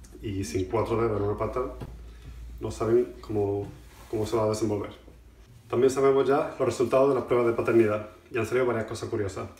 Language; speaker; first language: Spanish; native; Spanish